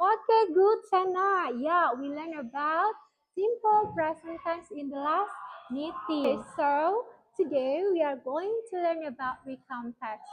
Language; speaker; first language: English; non-native, fluent; Indonesian